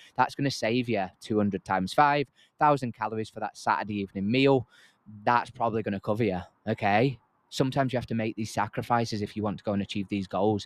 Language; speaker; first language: English; native; English